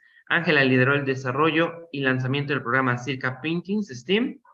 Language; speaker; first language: Spanish; native; Spanish